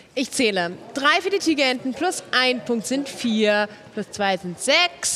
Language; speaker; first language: German; native; German